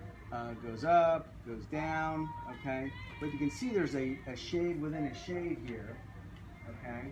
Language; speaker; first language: English; native; English